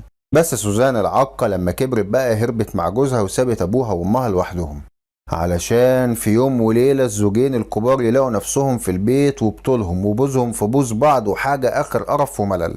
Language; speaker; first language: Arabic; native; Arabic